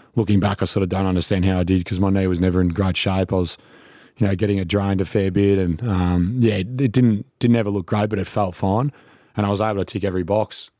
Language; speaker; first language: English; native; English